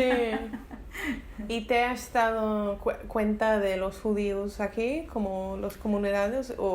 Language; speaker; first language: Spanish; non-native, learner; English